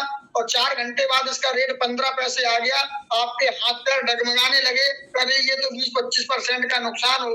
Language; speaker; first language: Hindi; native; Hindi